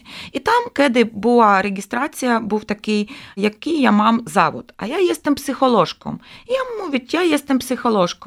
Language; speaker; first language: Ukrainian; non-native, local second language; Russian